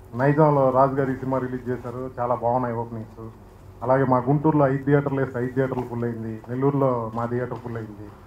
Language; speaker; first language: Telugu; native; Telugu